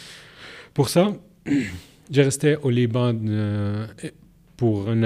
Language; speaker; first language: French; non-native, learner; Arabic